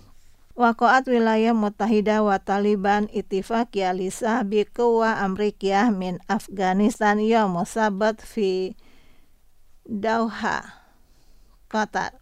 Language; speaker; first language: Arabic; non-native, fluent; Indonesian